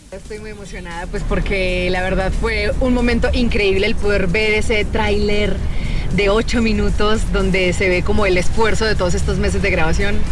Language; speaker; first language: Spanish; native; Spanish